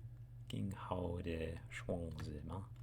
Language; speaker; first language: Chinese; non-native, learner; English